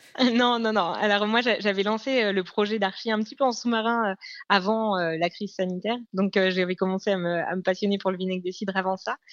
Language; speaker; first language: French; native; French